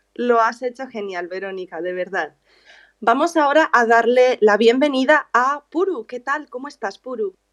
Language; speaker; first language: Spanish; native; Spanish